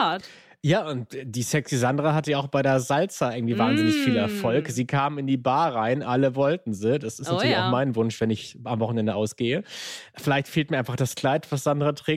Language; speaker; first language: German; native; German